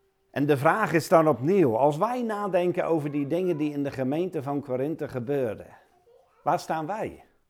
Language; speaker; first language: Dutch; native; Dutch